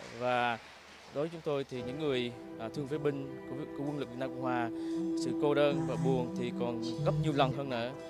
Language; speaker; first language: Vietnamese; early bilingual, heritage; Vietnamese